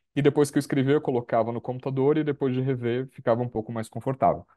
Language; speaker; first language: Portuguese; native; Portuguese